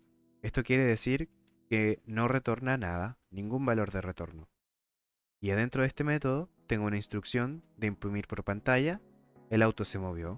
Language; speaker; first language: Spanish; native; Spanish